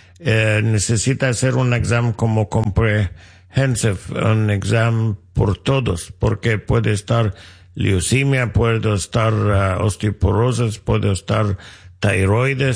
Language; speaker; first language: Spanish; non-native, fluent; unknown